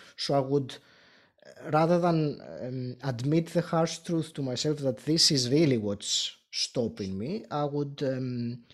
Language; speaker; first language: English; non-native, fluent; Greek